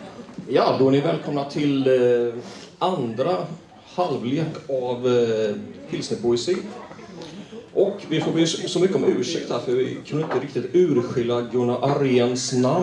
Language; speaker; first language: Swedish; native; Swedish